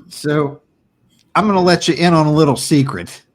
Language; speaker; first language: English; native; English